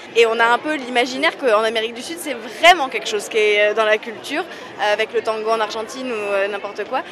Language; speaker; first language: French; native; French